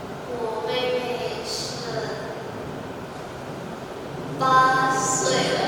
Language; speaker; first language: Chinese; non-native, learner; Indonesian